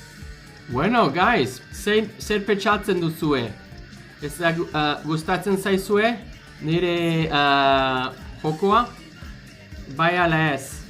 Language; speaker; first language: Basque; non-native, learner; English